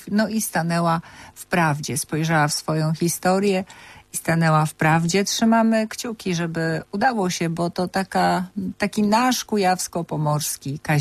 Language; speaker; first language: Polish; native; Polish